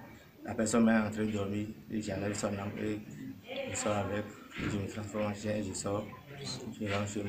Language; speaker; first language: French; non-native, local second language; Ewe